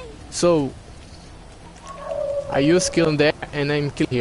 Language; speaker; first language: English; non-native, learner; Portuguese